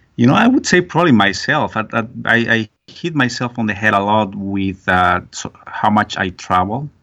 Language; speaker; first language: English; non-native, fluent; Spanish